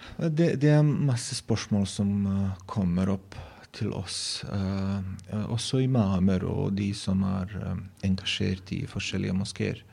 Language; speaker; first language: Norwegian; non-native, fluent; Bosnian